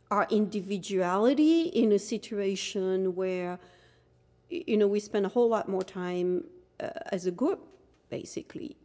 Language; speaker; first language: English; non-native, fluent; French